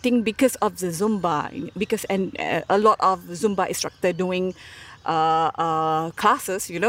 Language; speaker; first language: English; non-native, local second language; Malay